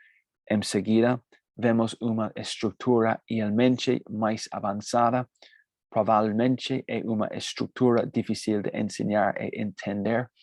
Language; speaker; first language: Portuguese; non-native, fluent; Spanish